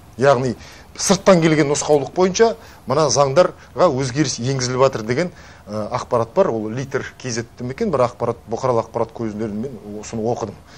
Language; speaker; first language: Kazakh; native; Kazakh